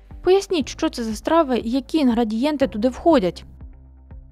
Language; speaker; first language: Russian; non-native, learner; Chinese